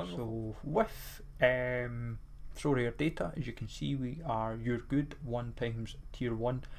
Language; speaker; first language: English; native; English